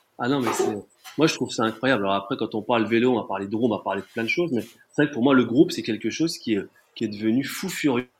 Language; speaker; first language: French; native; French